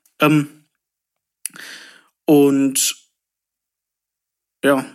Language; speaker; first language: German; native; German